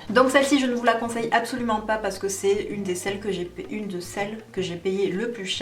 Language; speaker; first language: French; native; French